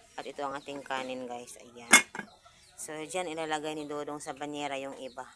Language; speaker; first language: Filipino; non-native, local second language; Cebuano